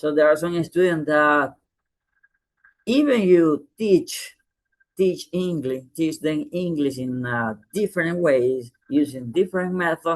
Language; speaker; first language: English; non-native, fluent; Spanish